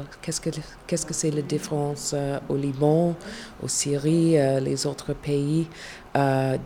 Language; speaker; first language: French; non-native, learner; English